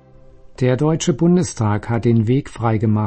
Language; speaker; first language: German; native; German